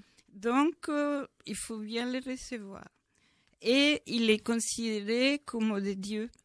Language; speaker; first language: French; non-native, fluent; Spanish